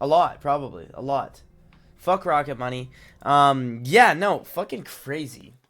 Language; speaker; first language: English; native; English